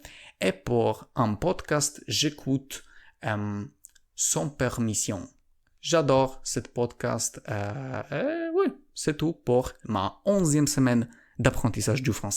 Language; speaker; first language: French; non-native, learner; Polish